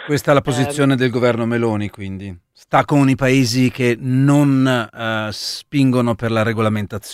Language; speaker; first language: Italian; native; Italian